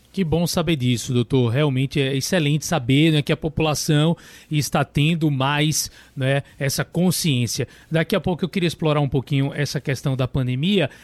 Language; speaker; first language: Portuguese; native; Portuguese